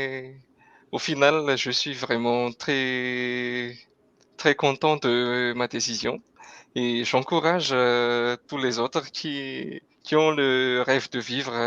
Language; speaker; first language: French; non-native, local second language; Malagasy